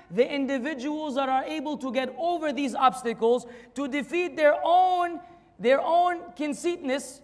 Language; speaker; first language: English; non-native, fluent; Arabic